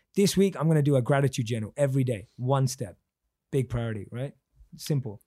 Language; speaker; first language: English; native; English